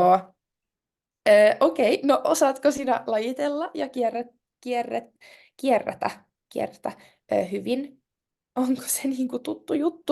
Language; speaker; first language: Finnish; non-native, local second language; Swedish